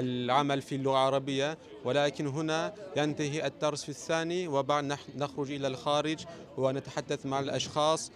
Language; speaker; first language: Arabic; non-native, learner; Turkish